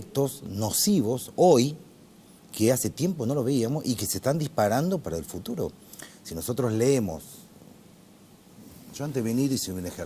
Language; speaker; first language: Spanish; native; Spanish